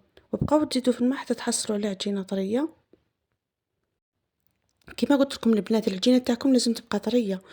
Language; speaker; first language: Arabic; native; Arabic